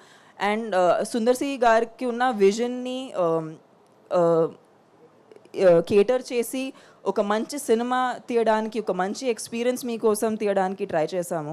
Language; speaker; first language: Telugu; non-native, local second language; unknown